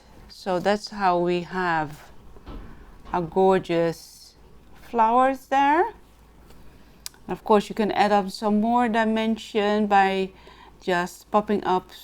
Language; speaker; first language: English; non-native, fluent; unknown